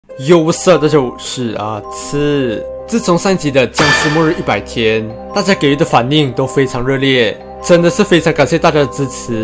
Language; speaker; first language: Chinese; native; Chinese